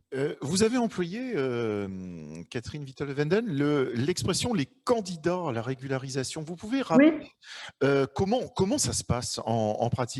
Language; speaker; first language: French; native; French